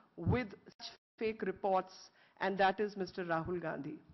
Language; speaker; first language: English; non-native, local second language; Hindi